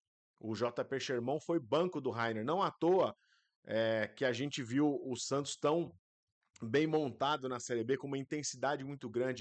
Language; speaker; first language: Portuguese; native; Portuguese